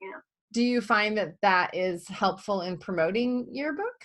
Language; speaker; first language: English; native; English